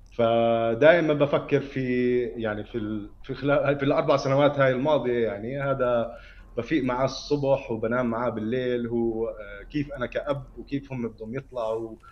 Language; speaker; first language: Arabic; native; Arabic